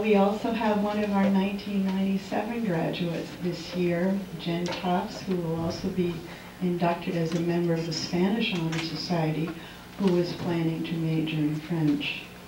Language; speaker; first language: English; native; English